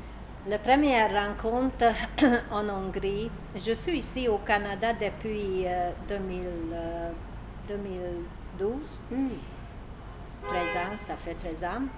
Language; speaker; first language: French; non-native, learner; Hungarian